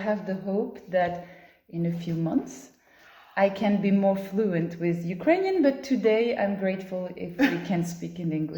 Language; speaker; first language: English; non-native, fluent; French